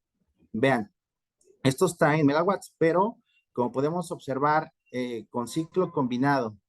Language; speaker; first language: Spanish; native; Spanish